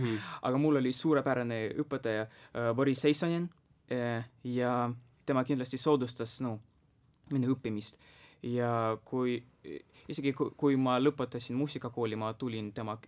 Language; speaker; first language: Estonian; non-native, local second language; Russian